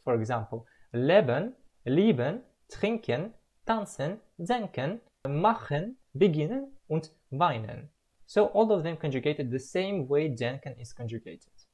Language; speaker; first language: German; non-native, learner; Russian